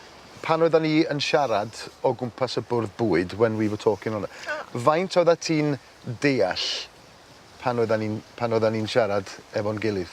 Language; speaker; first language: Welsh; native; Welsh